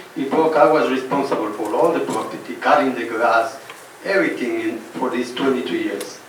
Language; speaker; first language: English; non-native, fluent; Spanish